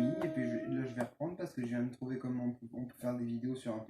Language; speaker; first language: French; native; French